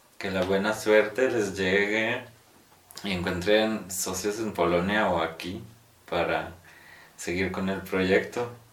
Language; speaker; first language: Spanish; non-native, fluent; Polish